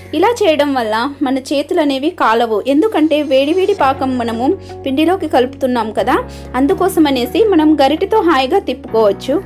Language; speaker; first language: Telugu; non-native, local second language; Urdu